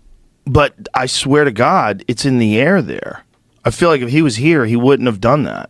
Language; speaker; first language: English; native; English